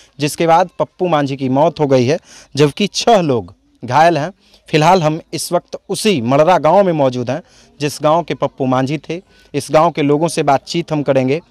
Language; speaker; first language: Hindi; native; Hindi